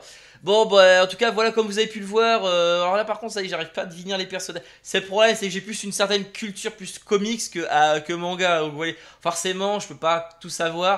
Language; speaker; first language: French; native; French